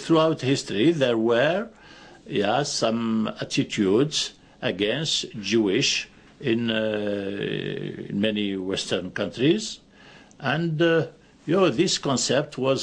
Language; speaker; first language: English; non-native, fluent; Arabic